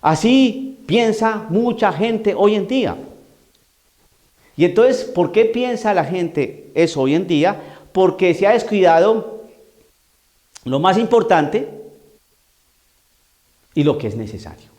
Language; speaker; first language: Spanish; native; Spanish